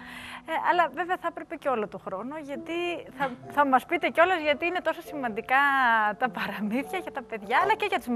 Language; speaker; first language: Greek; native; Greek